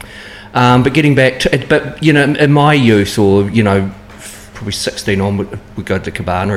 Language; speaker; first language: English; native; English